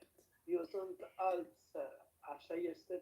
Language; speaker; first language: Romanian; non-native, learner; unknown